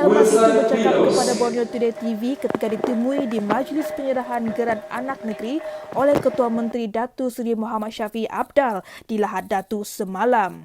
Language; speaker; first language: Malay; native; Malay